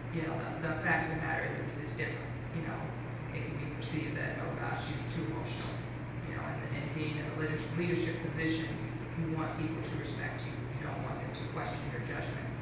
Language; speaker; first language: English; native; English